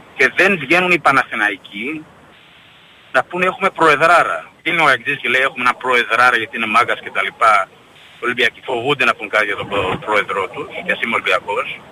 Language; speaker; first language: Greek; native; Greek